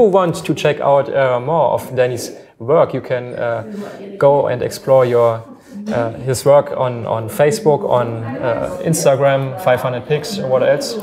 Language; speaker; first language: English; non-native, fluent; German